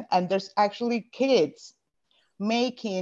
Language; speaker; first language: English; non-native, fluent; Spanish